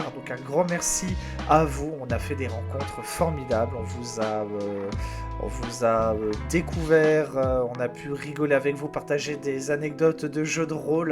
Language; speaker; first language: French; native; French